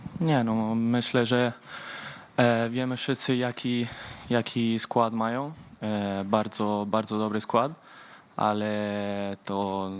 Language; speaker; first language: Polish; early bilingual, heritage; Polish